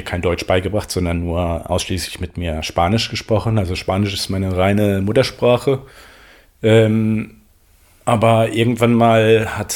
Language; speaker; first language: German; non-native, fluent; Spanish